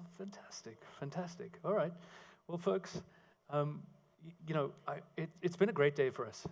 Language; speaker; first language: English; native; English